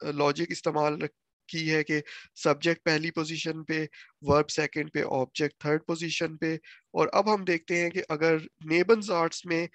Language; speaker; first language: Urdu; non-native, local second language; Punjabi